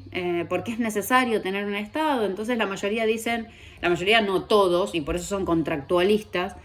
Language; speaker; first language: Spanish; native; Spanish